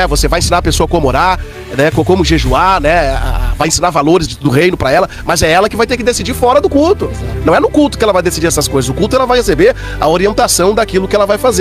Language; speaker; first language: Portuguese; native; Portuguese